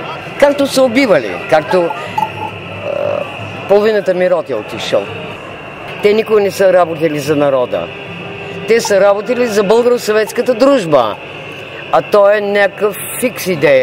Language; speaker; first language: Bulgarian; native; Bulgarian